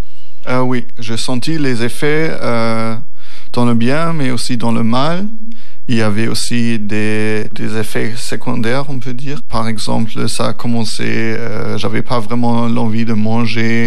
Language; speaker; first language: French; non-native, learner; German